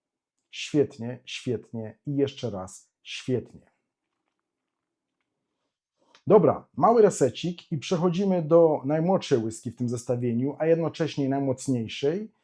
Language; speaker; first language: Polish; native; Polish